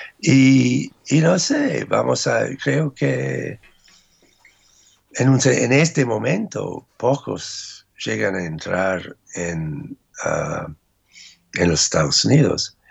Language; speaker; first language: Spanish; non-native, fluent; English